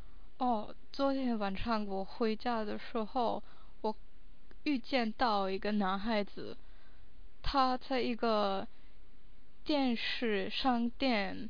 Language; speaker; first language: Chinese; non-native, fluent; English